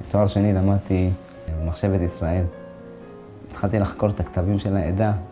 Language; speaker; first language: Hebrew; early bilingual, other home language; Amharic